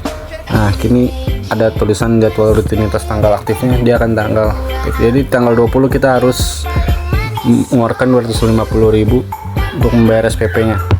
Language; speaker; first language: Indonesian; native; Indonesian